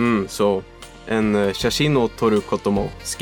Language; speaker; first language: Japanese; non-native, learner; Swedish